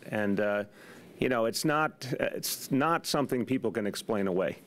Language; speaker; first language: English; native; English